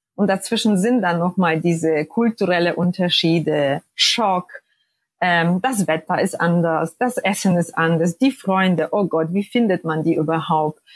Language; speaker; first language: German; non-native, fluent; Polish